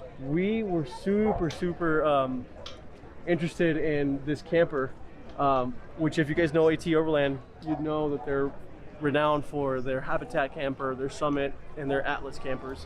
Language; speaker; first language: English; native; English